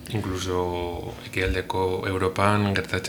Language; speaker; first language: Basque; non-native, learner; Spanish